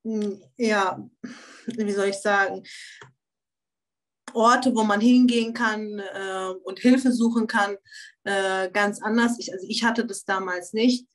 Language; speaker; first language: German; early bilingual, other home language; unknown